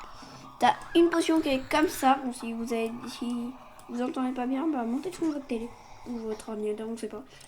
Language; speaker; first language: French; native; French